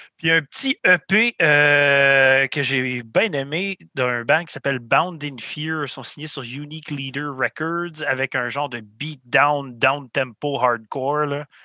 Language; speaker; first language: French; native; French